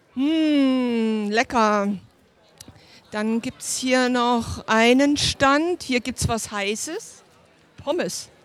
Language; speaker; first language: German; native; German